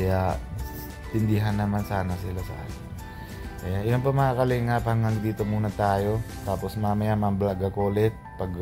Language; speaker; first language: Filipino; non-native, learner; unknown